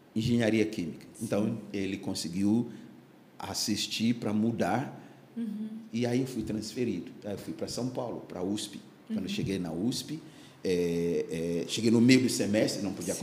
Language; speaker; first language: Portuguese; non-native, fluent; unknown